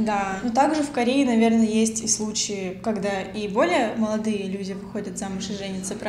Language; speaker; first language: Russian; native; Russian